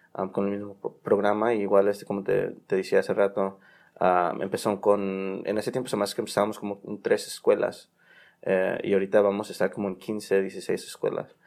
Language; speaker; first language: Spanish; early bilingual, heritage; Spanish